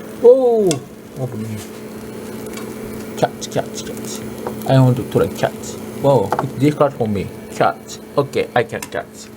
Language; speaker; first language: English; non-native, learner; Japanese